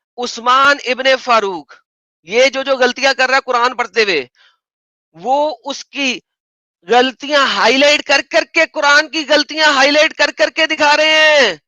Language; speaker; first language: Urdu; native; Urdu